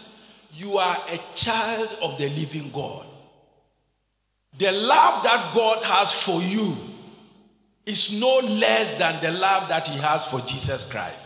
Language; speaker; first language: English; non-native, local second language; Akan